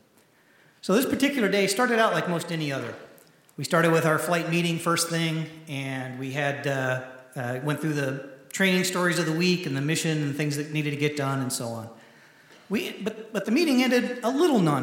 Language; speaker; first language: English; native; English